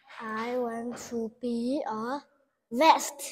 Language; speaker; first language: English; non-native, learner; Vietnamese